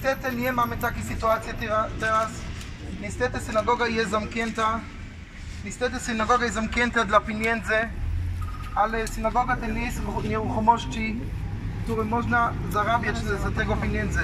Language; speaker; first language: Polish; non-native, learner; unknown